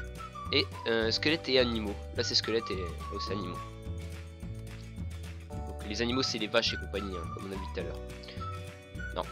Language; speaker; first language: French; native; French